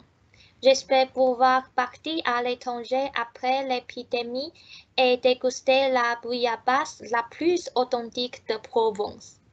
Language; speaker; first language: French; non-native, learner; Chinese